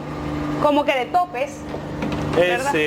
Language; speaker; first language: Spanish; native; Spanish